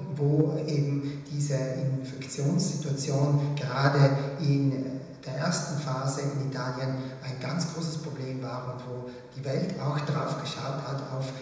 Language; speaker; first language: German; native; German